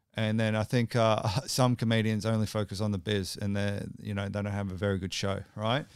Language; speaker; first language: English; native; English